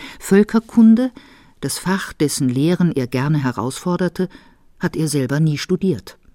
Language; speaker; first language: German; native; German